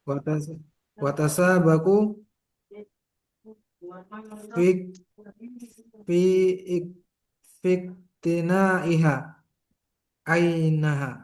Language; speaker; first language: Arabic; non-native, learner; Indonesian